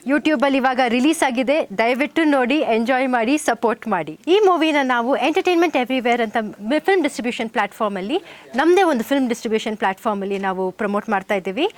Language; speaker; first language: Kannada; non-native, local second language; Tamil